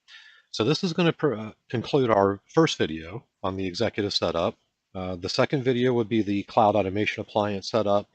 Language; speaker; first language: English; native; English